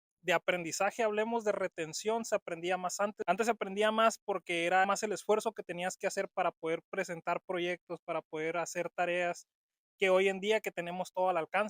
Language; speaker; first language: Spanish; native; Spanish